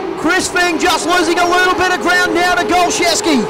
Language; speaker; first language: English; native; English